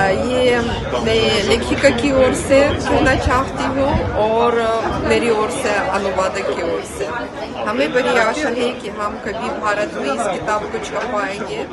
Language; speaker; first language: Hindi; non-native, fluent; Ukrainian